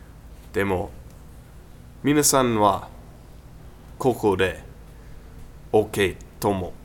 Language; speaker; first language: Japanese; non-native, learner; English